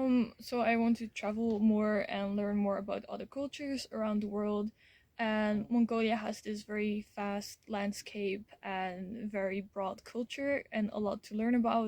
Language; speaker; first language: English; non-native, fluent; Dutch